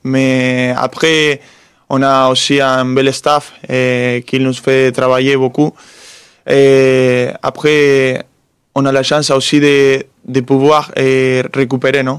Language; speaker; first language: French; non-native, fluent; Spanish